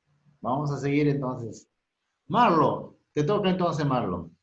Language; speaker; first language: Spanish; native; Spanish